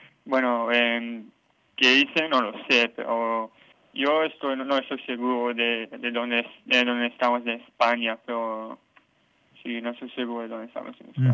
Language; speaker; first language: Spanish; non-native, learner; Hebrew